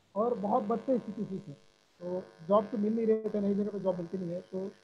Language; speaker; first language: Hindi; native; Hindi